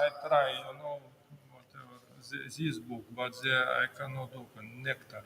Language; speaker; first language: English; non-native, learner; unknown